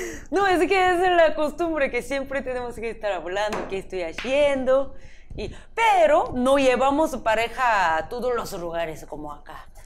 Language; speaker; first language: Spanish; non-native, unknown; Korean